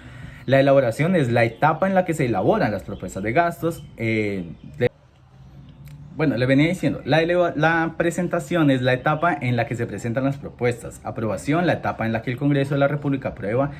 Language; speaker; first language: Spanish; native; Spanish